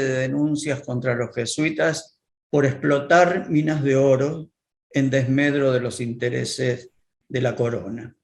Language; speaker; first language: Spanish; native; Spanish